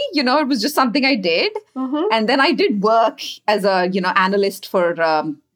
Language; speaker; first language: English; non-native, local second language; Kannada